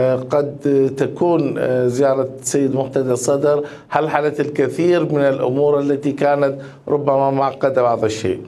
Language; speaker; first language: Arabic; native; Arabic